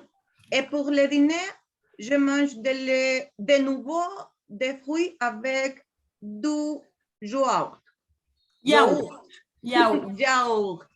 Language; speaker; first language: French; non-native, learner; Spanish